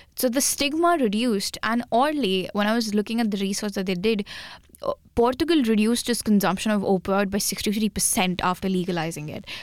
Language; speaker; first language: English; non-native, local second language; Hindi